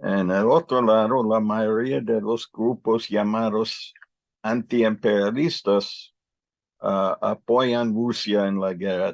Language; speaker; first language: Spanish; non-native, learner; English